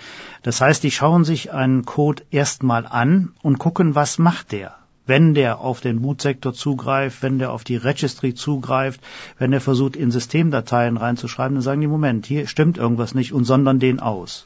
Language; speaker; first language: German; native; German